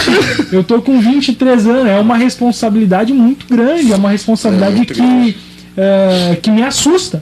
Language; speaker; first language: Portuguese; native; Portuguese